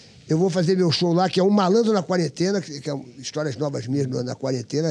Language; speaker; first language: Portuguese; native; Portuguese